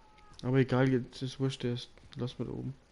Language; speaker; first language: German; native; German